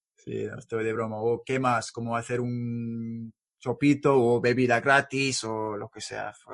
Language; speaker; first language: Spanish; non-native, learner; English